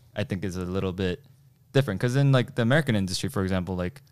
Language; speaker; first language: English; early bilingual, other home language; Korean